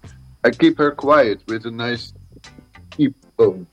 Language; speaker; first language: English; non-native, fluent; Dutch